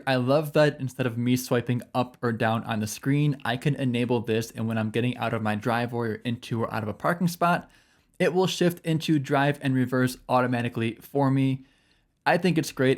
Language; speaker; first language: English; native; English